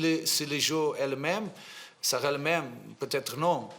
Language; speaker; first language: French; non-native, fluent; Portuguese